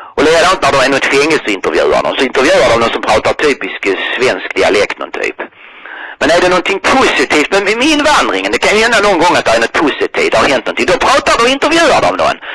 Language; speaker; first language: Swedish; native; Swedish